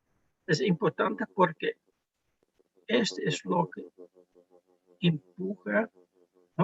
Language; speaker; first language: Spanish; non-native, fluent; Dutch